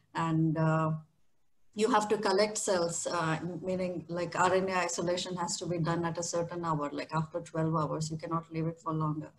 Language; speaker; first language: English; non-native, local second language; Kannada